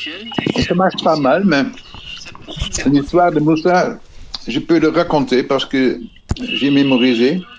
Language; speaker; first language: French; non-native, fluent; Dutch